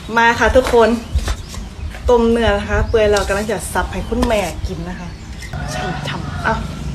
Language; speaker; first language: Thai; native; Thai